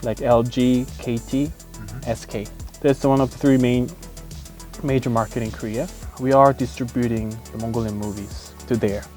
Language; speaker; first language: English; non-native, fluent; Korean